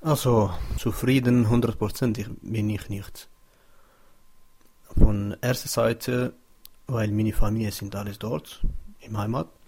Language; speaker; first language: German; non-native, learner; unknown